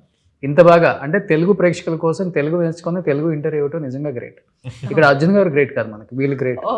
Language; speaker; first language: Telugu; native; Telugu